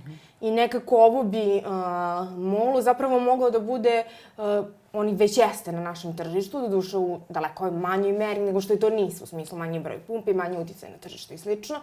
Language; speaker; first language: Serbian; native; Serbian